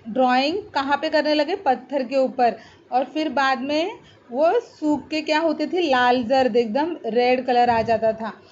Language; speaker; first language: Hindi; non-native, local second language; Marathi